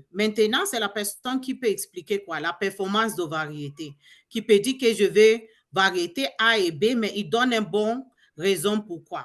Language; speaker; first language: French; non-native, learner; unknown